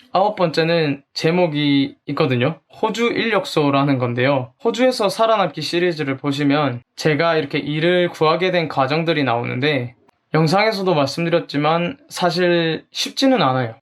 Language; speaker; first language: Korean; native; Korean